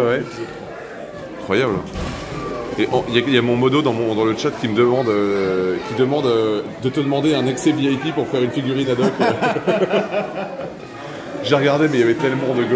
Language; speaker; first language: French; native; French